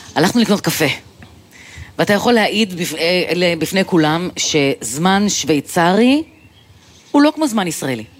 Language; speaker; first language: Hebrew; native; Hebrew